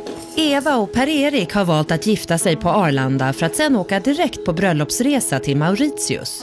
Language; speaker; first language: Swedish; native; Swedish